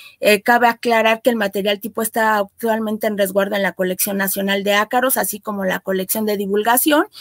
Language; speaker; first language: Spanish; native; Spanish